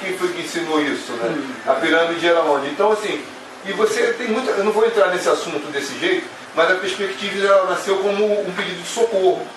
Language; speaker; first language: Portuguese; native; Portuguese